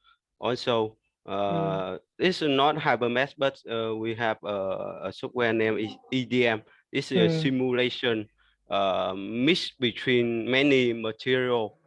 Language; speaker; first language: English; non-native, learner; Vietnamese